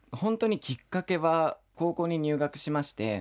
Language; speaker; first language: Japanese; non-native, fluent; English